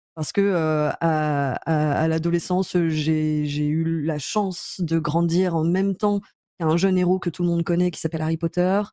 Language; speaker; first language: French; native; French